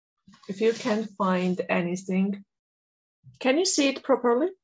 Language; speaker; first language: English; non-native, fluent; Georgian